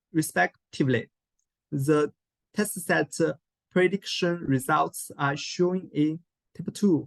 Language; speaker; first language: English; non-native, learner; Chinese